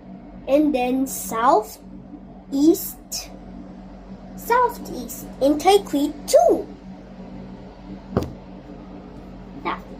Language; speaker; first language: English; non-native, learner; Filipino